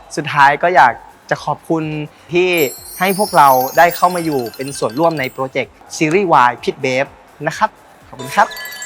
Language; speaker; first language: Thai; native; Thai